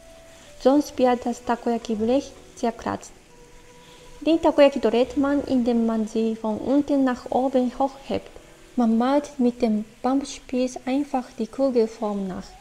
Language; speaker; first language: German; non-native, fluent; Japanese